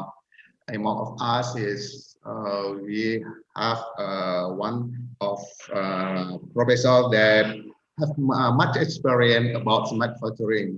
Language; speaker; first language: English; non-native, fluent; Indonesian